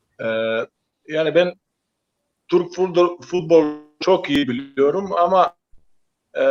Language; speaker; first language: Turkish; non-native, learner; Croatian